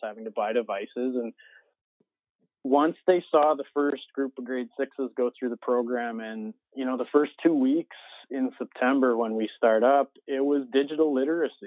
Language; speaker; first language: English; native; English